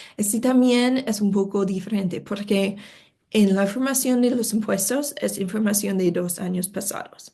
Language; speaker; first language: Spanish; non-native, fluent; English